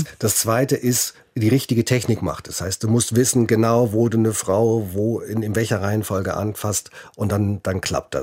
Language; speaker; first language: German; native; German